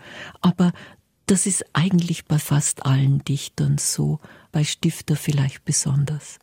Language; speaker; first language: German; native; German